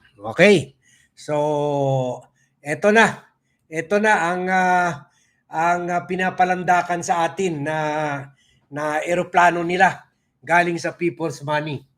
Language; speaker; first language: Filipino; non-native, local second language; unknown